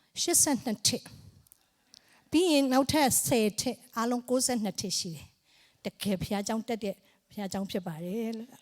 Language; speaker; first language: Burmese; non-native, local second language; Tedim Chin